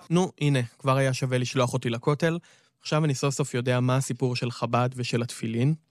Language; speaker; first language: Hebrew; native; Hebrew